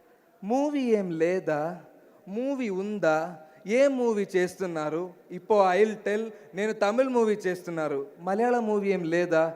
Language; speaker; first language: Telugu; non-native, learner; Malayalam